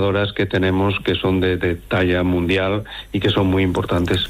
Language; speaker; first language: Spanish; native; Spanish